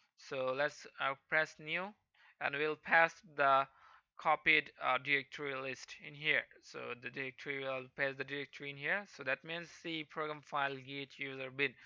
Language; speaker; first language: English; non-native, local second language; Hindi